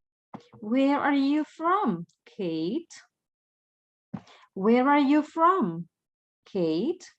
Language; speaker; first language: English; non-native, fluent; Spanish